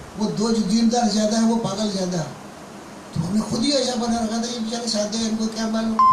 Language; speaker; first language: Urdu; non-native, local second language; Baluchi